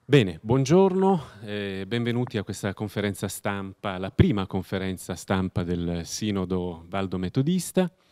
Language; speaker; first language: Italian; native; Italian